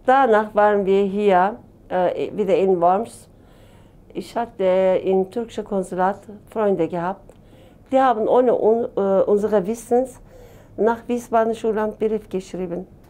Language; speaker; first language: German; non-native, learner; Turkish